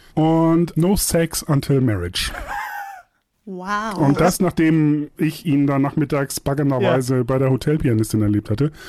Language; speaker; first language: German; native; German